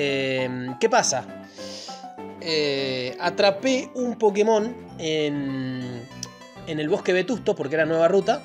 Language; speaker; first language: Spanish; native; Spanish